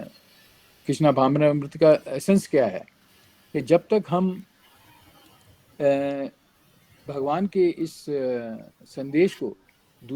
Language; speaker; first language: Hindi; native; Hindi